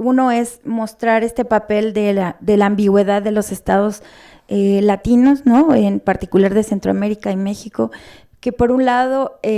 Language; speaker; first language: Spanish; native; Spanish